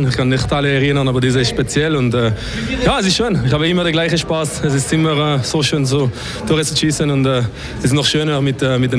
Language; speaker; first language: German; non-native, local second language; French